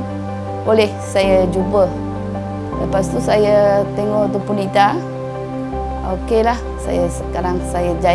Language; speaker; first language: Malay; non-native, local second language; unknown